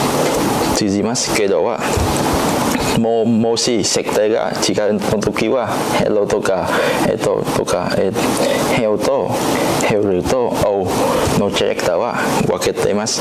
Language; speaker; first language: Japanese; non-native, learner; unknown